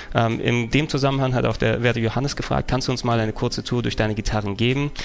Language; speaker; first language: German; native; German